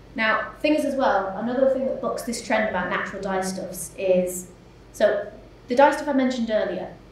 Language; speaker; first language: English; native; English